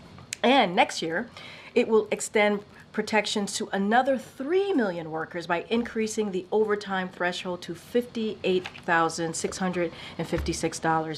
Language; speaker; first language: English; native; English